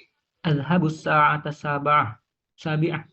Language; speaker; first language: Arabic; non-native, learner; Indonesian